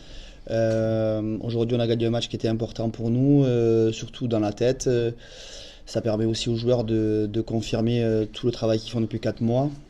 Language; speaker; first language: French; native; French